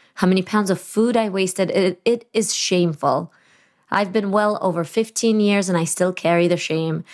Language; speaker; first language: English; early bilingual, other home language; Russian